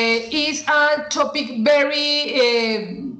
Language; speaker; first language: English; non-native, learner; Spanish